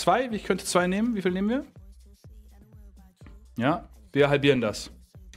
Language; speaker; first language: German; native; German